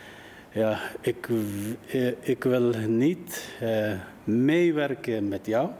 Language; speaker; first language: Dutch; non-native, learner; Uyghur